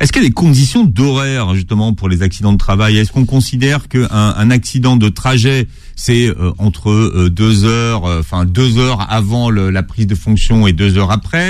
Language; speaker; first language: French; native; French